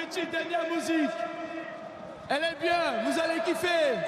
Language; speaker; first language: French; non-native, fluent; Portuguese